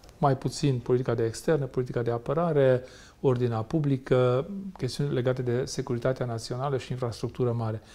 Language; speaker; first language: Romanian; non-native, local second language; Hungarian